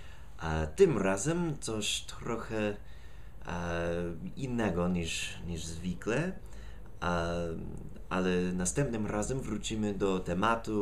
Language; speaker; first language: Polish; non-native, fluent; English